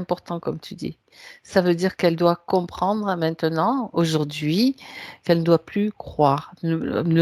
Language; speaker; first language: French; native; French